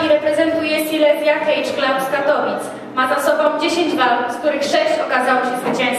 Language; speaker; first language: Polish; native; Polish